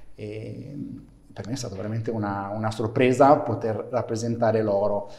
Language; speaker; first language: Italian; native; Italian